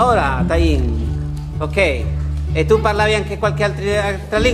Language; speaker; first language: Italian; native; Italian